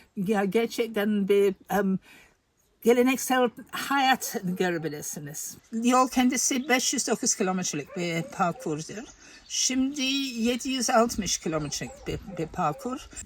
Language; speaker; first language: Turkish; non-native, learner; English